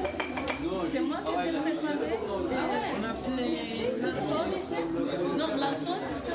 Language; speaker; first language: French; non-native, learner; Arabic